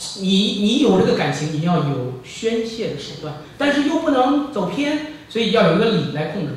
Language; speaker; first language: Chinese; native; Chinese